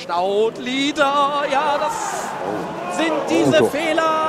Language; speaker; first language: German; native; German